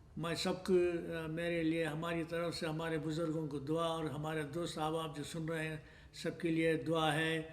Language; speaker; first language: Urdu; native; Urdu